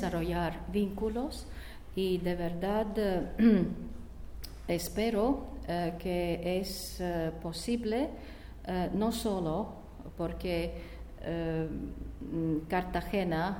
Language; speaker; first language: Spanish; non-native, learner; Latvian